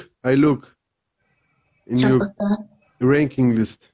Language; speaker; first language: English; non-native, learner; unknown